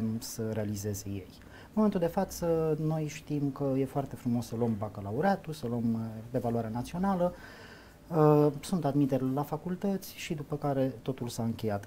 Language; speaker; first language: Romanian; native; Romanian